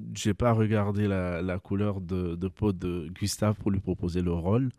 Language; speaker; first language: French; non-native, local second language; Ewe